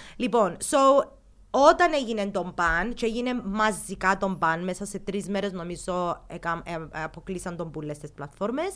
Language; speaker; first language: Greek; early bilingual, heritage; Greek